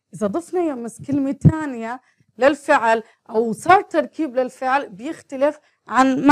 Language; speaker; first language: Arabic; native; Arabic